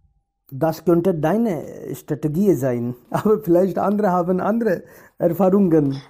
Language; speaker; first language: German; non-native, learner; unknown